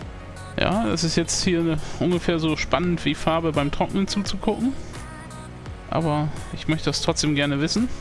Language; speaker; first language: German; native; German